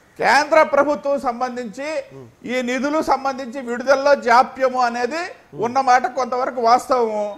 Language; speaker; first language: Telugu; native; Telugu